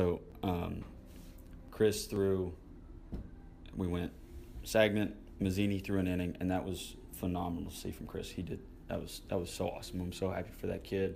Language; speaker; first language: English; native; English